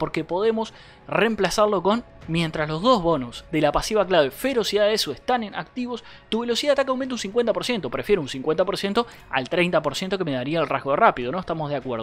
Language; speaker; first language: Spanish; native; Spanish